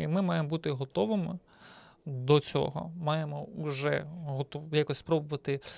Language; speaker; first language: Ukrainian; native; Ukrainian